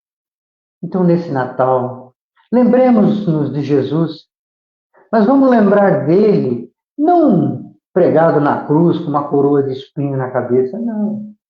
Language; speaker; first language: Portuguese; native; Portuguese